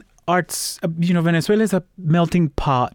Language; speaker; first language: English; non-native, fluent; Spanish